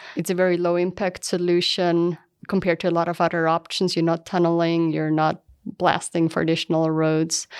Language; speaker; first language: English; non-native, fluent; German